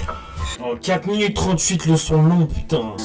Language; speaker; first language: French; native; French